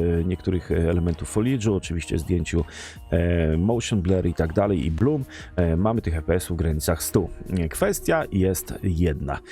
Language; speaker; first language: Polish; native; Polish